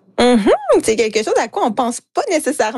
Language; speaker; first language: French; native; French